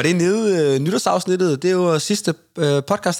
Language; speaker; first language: Danish; native; Danish